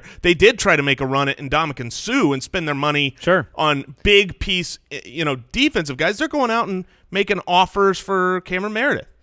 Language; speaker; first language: English; native; English